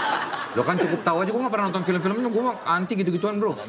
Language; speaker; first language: Indonesian; native; Indonesian